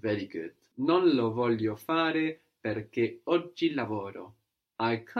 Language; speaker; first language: Italian; non-native, fluent; English